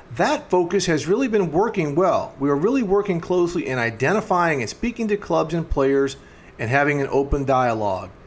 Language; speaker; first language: English; native; English